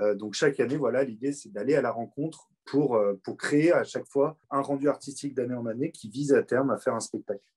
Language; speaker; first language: French; native; French